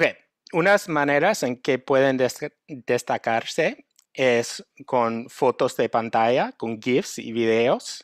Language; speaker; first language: Spanish; non-native, fluent; English